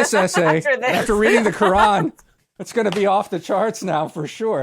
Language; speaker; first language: English; native; English